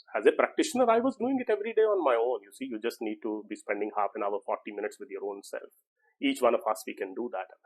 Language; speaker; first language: English; non-native, local second language; Punjabi